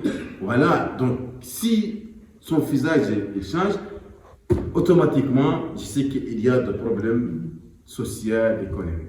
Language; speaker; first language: French; non-native, local second language; Arabic